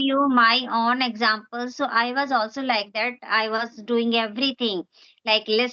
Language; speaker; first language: English; non-native, local second language; Hindi